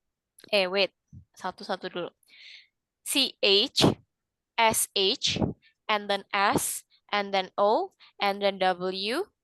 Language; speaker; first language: English; non-native, fluent; Indonesian